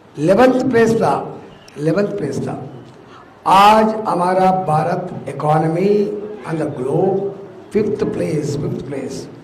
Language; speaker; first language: Hindi; non-native, local second language; Telugu